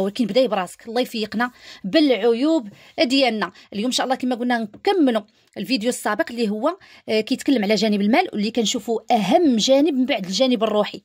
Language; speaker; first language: Arabic; native; Arabic